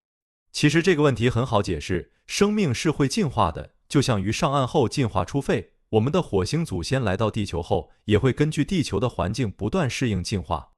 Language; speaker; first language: Chinese; native; Chinese